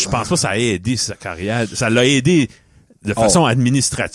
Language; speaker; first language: French; native; French